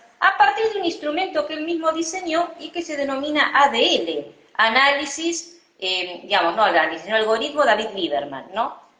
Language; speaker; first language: Spanish; native; Spanish